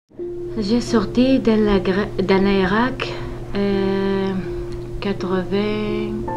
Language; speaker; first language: French; non-native, learner; Arabic